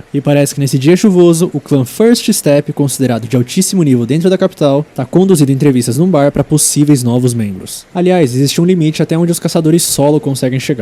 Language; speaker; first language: Portuguese; native; Portuguese